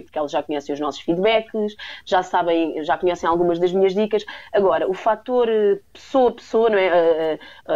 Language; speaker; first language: Portuguese; native; Portuguese